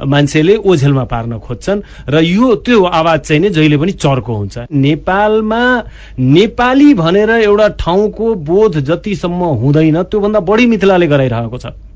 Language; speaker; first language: Nepali; non-native, local second language; Maithili